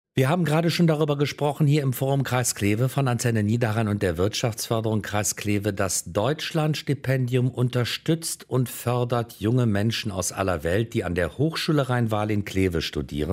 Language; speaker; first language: German; native; German